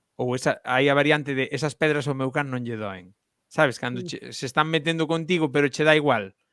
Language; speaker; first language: Galician; non-native, local second language; Spanish